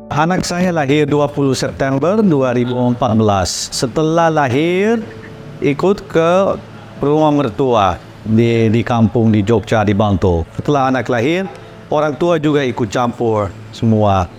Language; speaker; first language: Indonesian; non-native, learner; Dutch